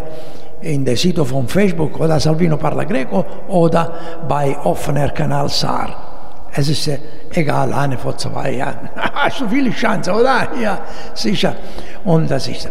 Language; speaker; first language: German; non-native, learner; Italian